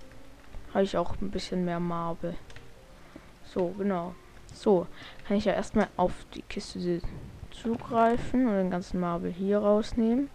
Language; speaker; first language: German; native; German